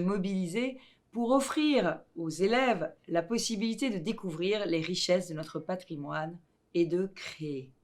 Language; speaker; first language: French; native; French